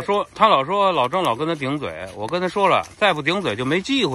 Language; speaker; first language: Chinese; native; Chinese